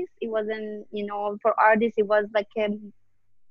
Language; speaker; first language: English; non-native, learner; Persian